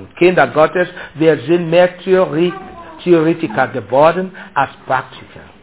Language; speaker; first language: German; non-native, learner; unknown